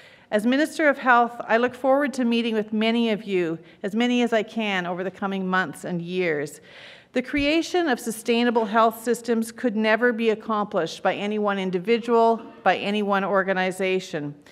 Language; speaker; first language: English; native; English